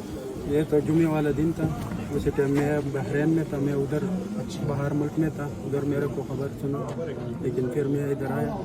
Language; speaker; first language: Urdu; non-native, local second language; Pashto